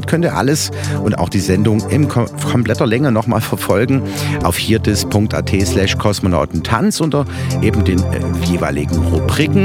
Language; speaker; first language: German; native; German